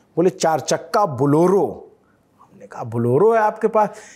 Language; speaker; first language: Hindi; native; Hindi